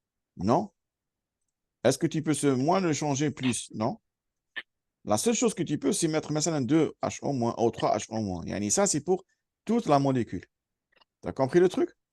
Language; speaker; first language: French; non-native, fluent; Arabic